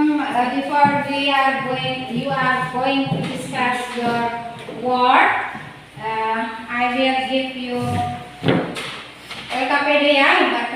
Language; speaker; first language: English; non-native, learner; Indonesian